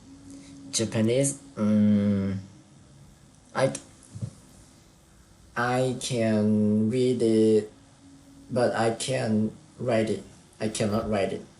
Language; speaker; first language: English; non-native, learner; Vietnamese